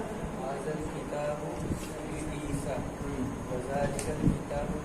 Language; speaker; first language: Arabic; non-native, learner; Urdu